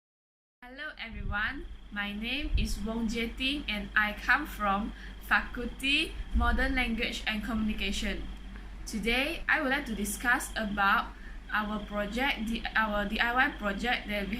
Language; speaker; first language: English; non-native, local second language; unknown